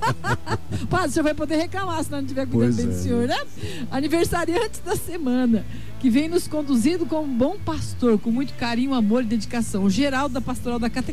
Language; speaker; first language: Portuguese; native; Portuguese